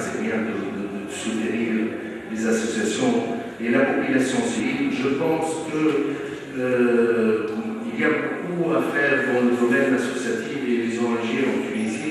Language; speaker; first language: French; non-native, local second language; Arabic